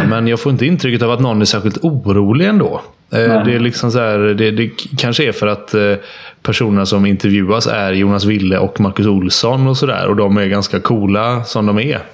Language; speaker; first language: Swedish; native; Swedish